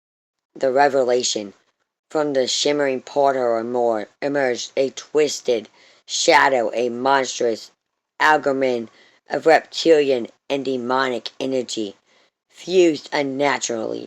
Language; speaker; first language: English; native; English